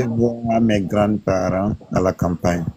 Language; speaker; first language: French; non-native, learner; Arabic